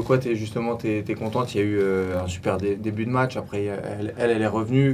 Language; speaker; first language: French; native; French